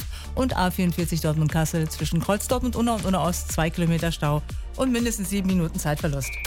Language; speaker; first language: German; native; German